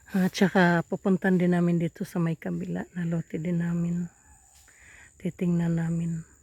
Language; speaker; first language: Filipino; non-native, local second language; Waray